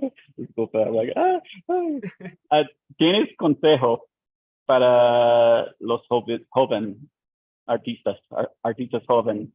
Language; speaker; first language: Spanish; non-native, learner; English